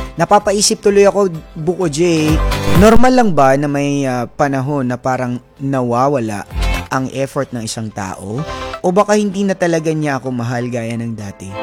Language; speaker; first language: Filipino; non-native, local second language; Waray